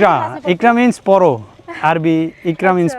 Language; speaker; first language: Hindi; non-native, learner; Bangla